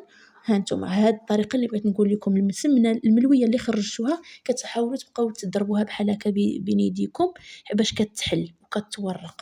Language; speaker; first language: Arabic; native; Arabic